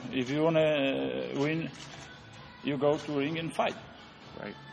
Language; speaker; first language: English; non-native, learner; Polish